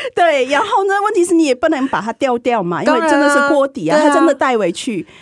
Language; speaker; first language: Chinese; non-native, fluent; Cantonese